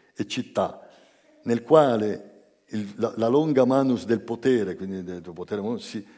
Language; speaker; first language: Italian; native; Italian